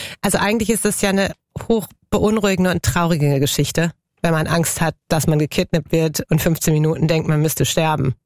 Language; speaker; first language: German; native; German